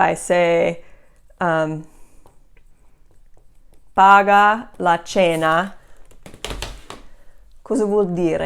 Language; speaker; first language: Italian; non-native, fluent; English